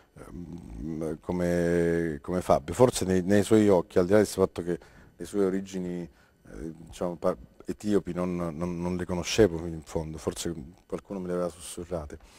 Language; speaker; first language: Italian; native; Italian